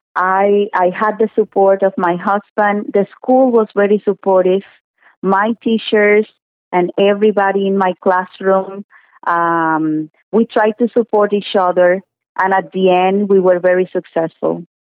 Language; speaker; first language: English; non-native, fluent; Spanish